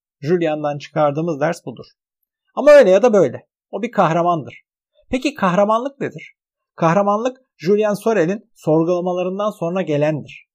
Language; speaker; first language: Turkish; native; Turkish